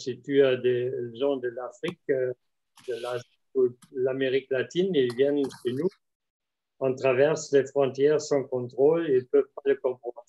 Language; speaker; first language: French; non-native, fluent; German